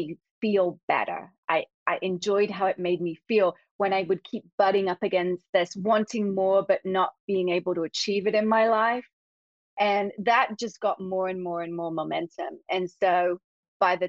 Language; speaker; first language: English; native; English